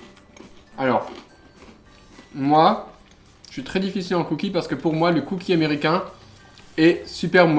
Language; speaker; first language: French; native; French